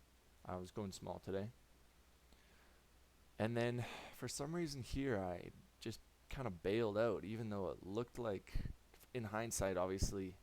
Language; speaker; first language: English; native; English